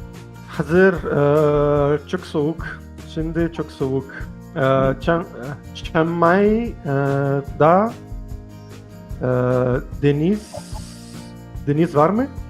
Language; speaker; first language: Turkish; non-native, learner; Portuguese